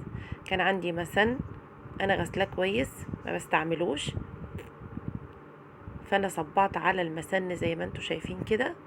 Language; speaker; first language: Arabic; native; Arabic